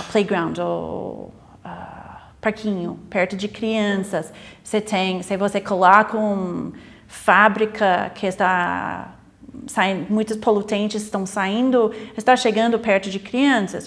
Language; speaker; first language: Portuguese; non-native, fluent; English